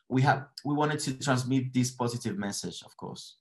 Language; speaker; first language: English; non-native, learner; Spanish